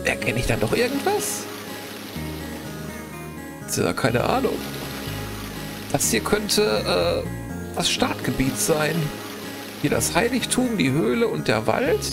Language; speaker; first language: German; native; German